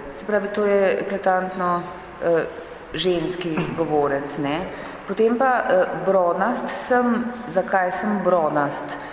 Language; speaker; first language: Slovenian; native; Slovenian